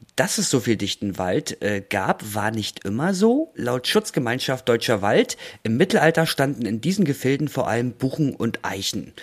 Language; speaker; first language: German; native; German